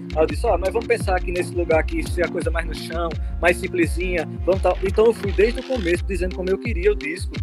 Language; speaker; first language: Portuguese; native; Portuguese